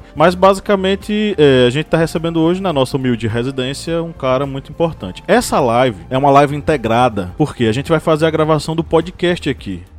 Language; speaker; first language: Portuguese; native; Portuguese